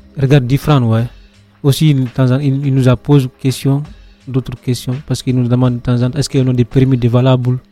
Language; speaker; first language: French; non-native, local second language; Fula